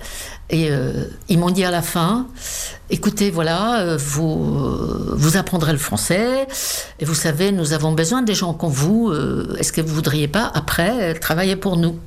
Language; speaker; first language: French; non-native, fluent; Czech